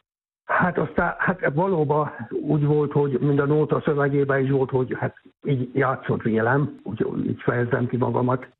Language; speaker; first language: Hungarian; native; Hungarian